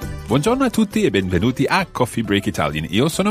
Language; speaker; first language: Italian; non-native, fluent; English